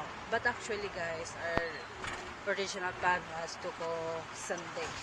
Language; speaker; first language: English; non-native, local second language; Filipino